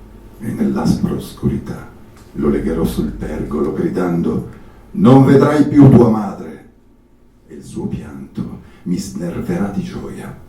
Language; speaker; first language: Italian; native; Italian